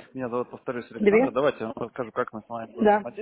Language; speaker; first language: Russian; native; Russian